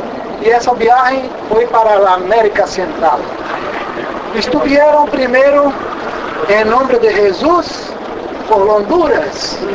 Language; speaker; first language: Spanish; non-native, learner; Portuguese